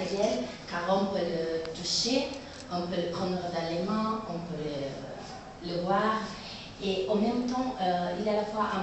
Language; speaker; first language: French; non-native, learner; Italian